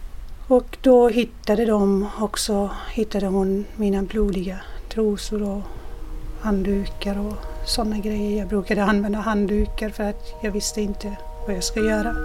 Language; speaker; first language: Swedish; non-native, fluent; Persian